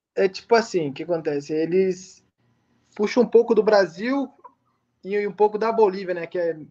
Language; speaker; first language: Portuguese; native; Portuguese